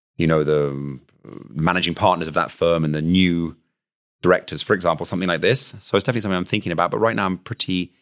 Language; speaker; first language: English; native; English